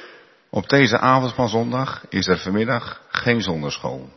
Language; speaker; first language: Dutch; native; Dutch